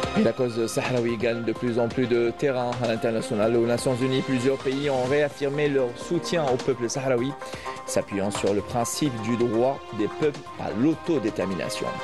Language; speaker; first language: French; non-native, local second language; Arabic